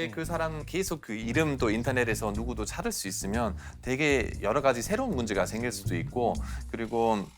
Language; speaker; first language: Korean; non-native, fluent; German